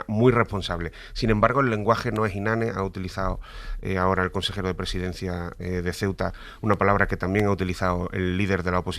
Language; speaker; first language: Spanish; native; Spanish